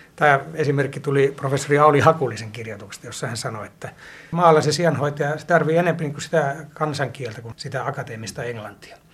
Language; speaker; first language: Finnish; native; Finnish